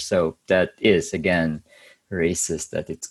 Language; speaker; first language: English; non-native, local second language; Bikol